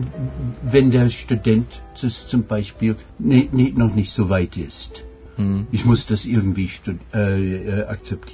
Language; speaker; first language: German; non-native, fluent; English